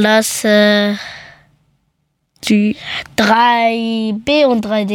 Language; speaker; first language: German; early bilingual, other home language; Persian